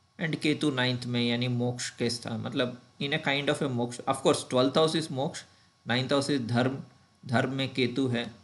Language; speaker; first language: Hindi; non-native, local second language; Tamil